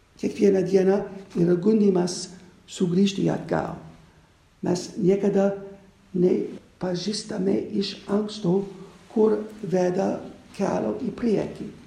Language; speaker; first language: Lithuanian; non-native, fluent; English